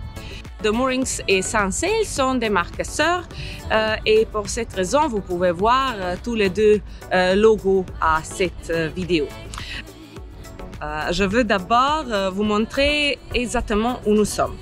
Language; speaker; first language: French; non-native, learner; Croatian